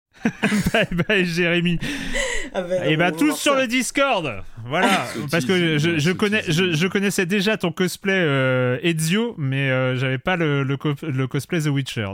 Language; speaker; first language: French; native; French